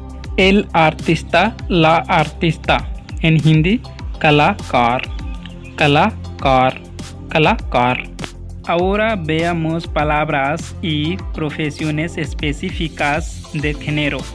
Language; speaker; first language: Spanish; non-native, learner; Hindi